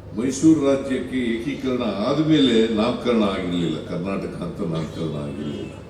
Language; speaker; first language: Kannada; native; Kannada